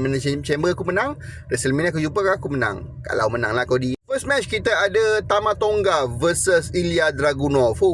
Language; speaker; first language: Malay; native; Malay